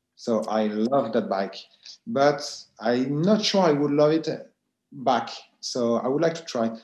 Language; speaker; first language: English; non-native, fluent; French